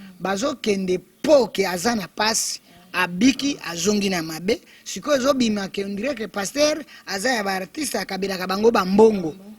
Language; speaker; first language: Lingala; native; Lingala